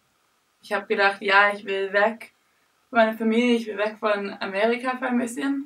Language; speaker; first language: German; non-native, learner; English